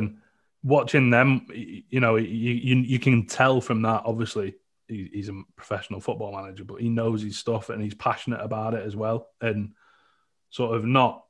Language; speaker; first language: English; native; English